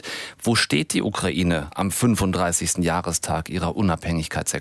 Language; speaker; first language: German; native; German